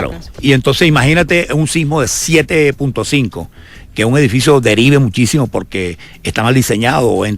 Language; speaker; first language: Spanish; native; Spanish